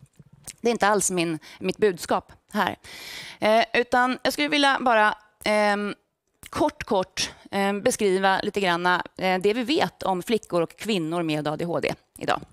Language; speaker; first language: Swedish; native; Swedish